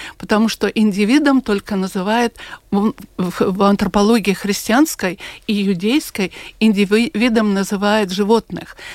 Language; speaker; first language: Russian; non-native, local second language; Latvian